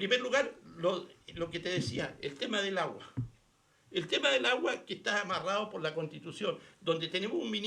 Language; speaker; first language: Spanish; native; Spanish